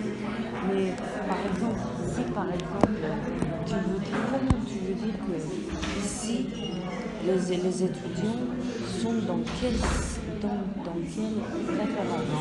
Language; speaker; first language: French; non-native, learner; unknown